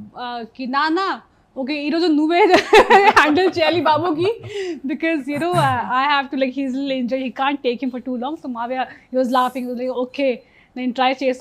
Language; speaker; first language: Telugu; non-native, local second language; Hindi